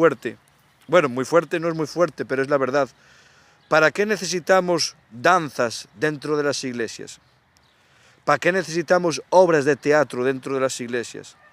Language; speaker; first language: Spanish; native; Spanish